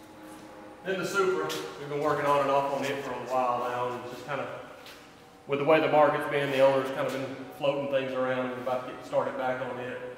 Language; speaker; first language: English; native; English